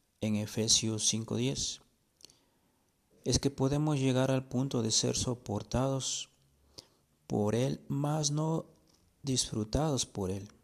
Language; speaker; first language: Spanish; native; Spanish